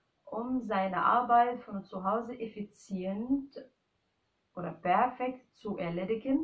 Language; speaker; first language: German; non-native, fluent; Arabic